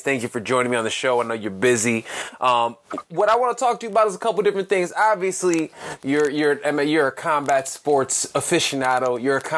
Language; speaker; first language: English; early bilingual, other home language; Spanish